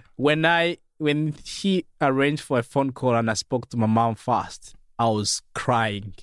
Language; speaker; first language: English; non-native, fluent; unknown